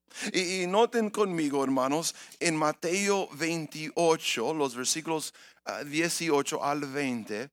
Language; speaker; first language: Spanish; early bilingual, heritage; English